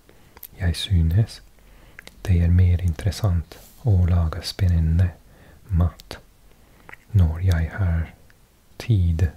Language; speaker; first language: Norwegian; non-native, learner; English